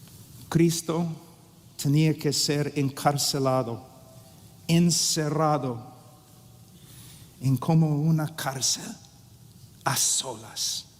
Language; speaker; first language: Spanish; non-native, fluent; English